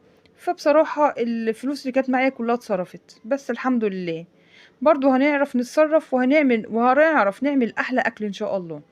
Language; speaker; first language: Arabic; native; Arabic